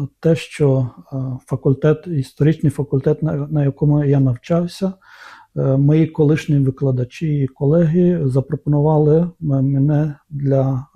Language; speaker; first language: Ukrainian; non-native, local second language; Romanian